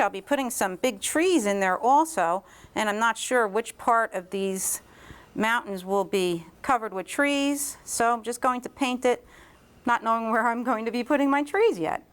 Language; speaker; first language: English; native; English